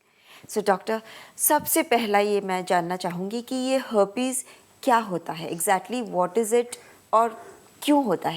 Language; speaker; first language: Hindi; native; Hindi